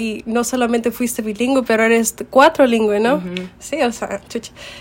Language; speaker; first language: Spanish; early bilingual, heritage; Spanish